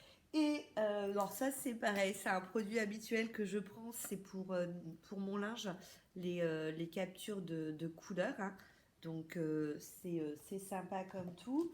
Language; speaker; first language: French; native; French